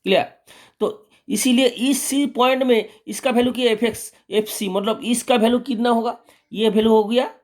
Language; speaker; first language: Hindi; non-native, local second language; Bangla